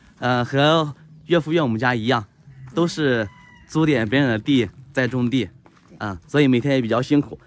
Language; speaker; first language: Chinese; native; Chinese